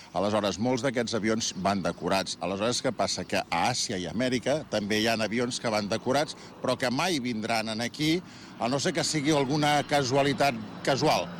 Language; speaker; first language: Catalan; native; Catalan